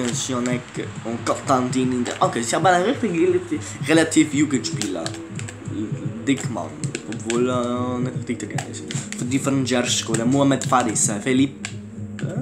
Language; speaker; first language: German; early bilingual, other home language; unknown